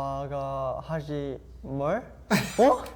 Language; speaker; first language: Korean; native; Korean